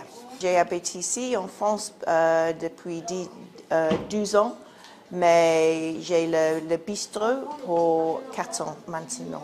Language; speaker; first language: French; non-native, fluent; English